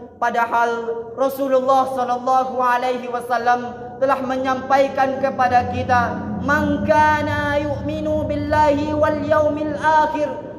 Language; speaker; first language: Malay; non-native, local second language; Minangkabau